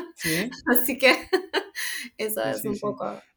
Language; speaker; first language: Spanish; non-native, learner; Macedonian